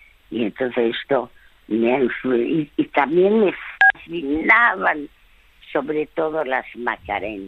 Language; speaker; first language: Spanish; early bilingual, other home language; French